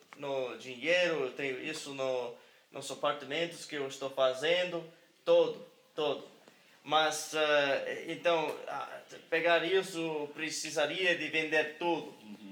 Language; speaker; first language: Portuguese; non-native, learner; English